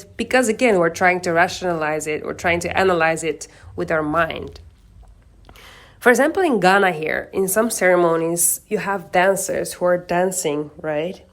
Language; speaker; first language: English; non-native, fluent; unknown